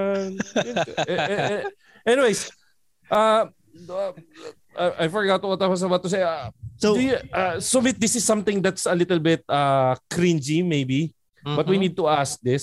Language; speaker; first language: English; non-native, local second language; Filipino